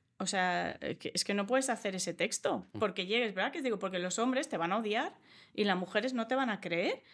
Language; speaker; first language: Spanish; early bilingual, other home language; English